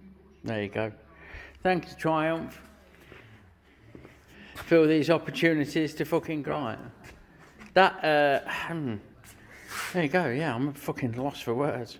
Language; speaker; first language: English; native; English